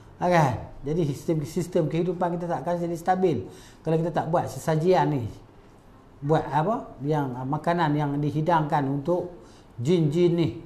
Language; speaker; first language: Malay; native; Malay